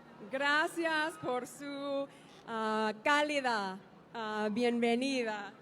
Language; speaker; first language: Spanish; non-native, learner; English